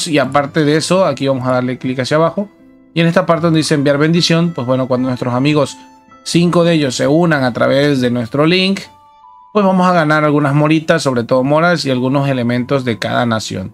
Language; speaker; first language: Spanish; native; Spanish